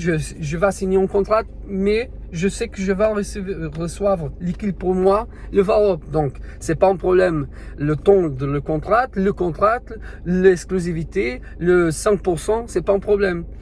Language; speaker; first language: French; non-native, learner; Portuguese